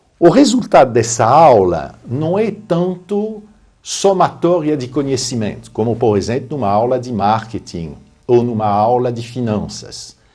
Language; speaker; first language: Portuguese; non-native, fluent; French